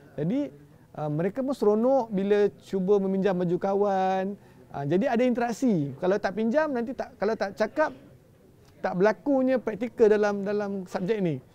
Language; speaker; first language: Malay; native; Malay